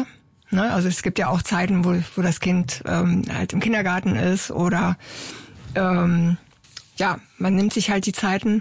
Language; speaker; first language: German; native; German